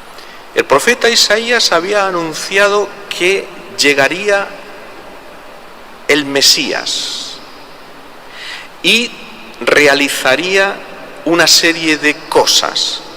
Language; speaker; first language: Spanish; native; Spanish